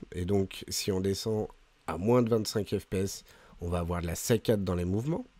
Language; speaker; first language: French; native; French